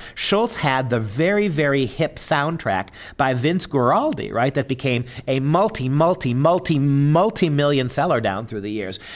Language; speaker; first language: English; native; English